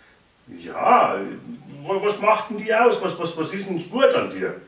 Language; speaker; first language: German; native; German